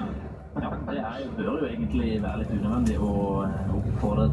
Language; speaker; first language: Norwegian; native; Norwegian